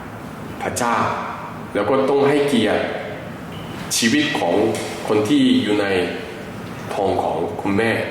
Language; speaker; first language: Thai; non-native, fluent; Korean